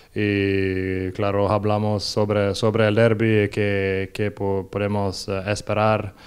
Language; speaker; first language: Spanish; non-native, learner; Norwegian